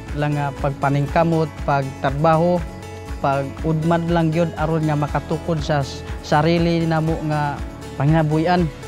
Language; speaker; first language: Cebuano; non-native, local second language; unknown